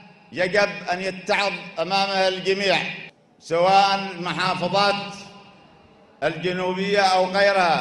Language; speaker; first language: Arabic; native; Arabic